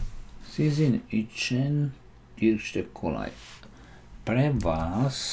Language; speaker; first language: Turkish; non-native, learner; Slovak